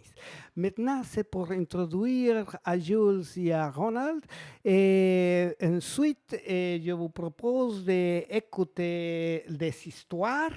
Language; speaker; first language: French; non-native, learner; Spanish